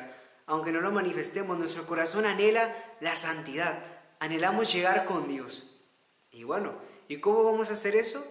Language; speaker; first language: Spanish; native; Spanish